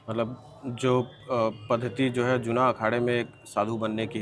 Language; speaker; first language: Hindi; native; Hindi